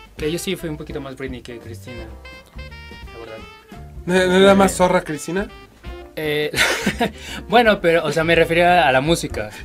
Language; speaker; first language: Spanish; native; Spanish